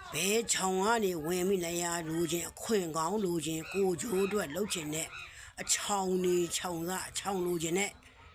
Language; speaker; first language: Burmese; native; Burmese